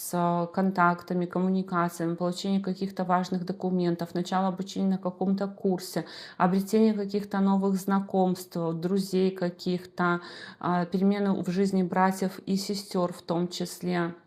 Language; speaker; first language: Russian; native; Russian